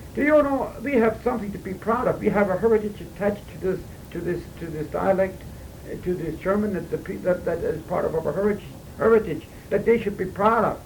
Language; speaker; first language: English; early bilingual, other home language; German